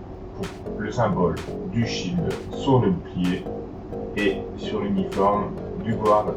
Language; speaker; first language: French; native; French